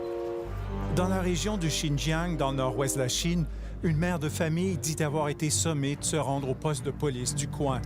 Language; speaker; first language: French; native; French